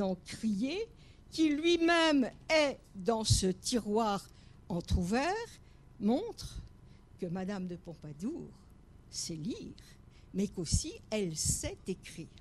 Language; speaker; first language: French; native; French